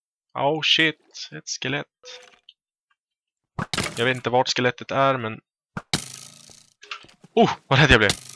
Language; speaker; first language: Swedish; native; Swedish